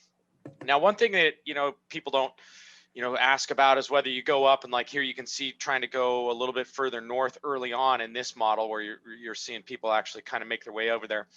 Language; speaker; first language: English; native; English